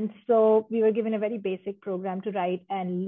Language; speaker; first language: English; non-native, local second language; Hindi